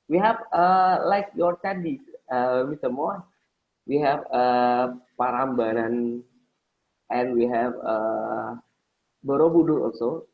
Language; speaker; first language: English; non-native, learner; Indonesian